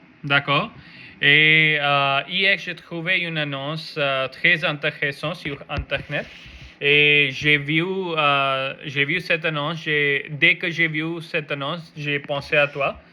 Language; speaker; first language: French; non-native, learner; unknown